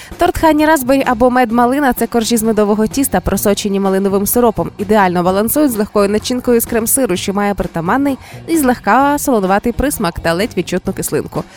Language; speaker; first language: Ukrainian; native; Ukrainian